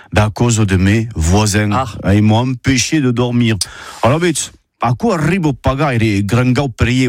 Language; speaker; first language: French; native; French